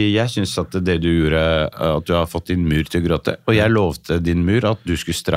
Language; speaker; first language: Norwegian; native; Norwegian